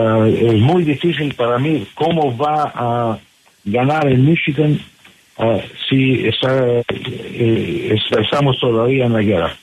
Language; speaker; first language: Spanish; non-native, fluent; English